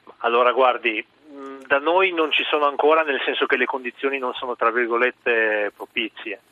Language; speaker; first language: Italian; native; Italian